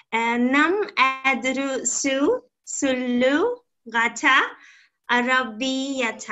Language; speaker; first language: Arabic; non-native, learner; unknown